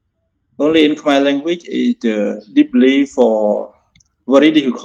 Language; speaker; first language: English; non-native, learner; Khmer